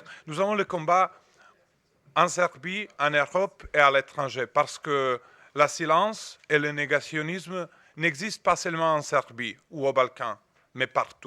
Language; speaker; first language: French; non-native, fluent; Serbian